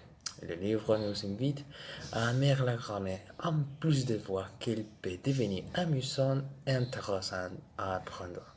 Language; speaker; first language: French; non-native, learner; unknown